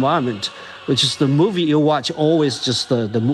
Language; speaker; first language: English; non-native, fluent; Chinese